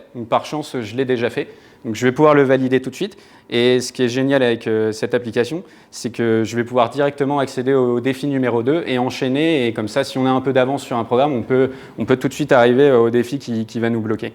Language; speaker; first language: French; native; French